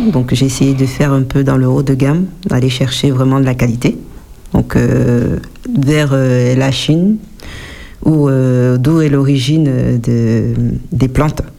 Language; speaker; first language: French; native; French